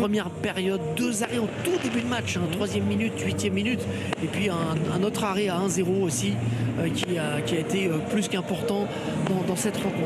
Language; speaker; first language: French; native; French